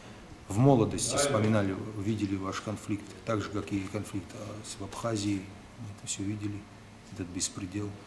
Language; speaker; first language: Russian; native; Russian